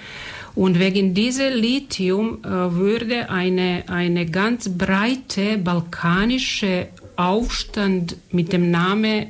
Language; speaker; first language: German; non-native, fluent; Serbian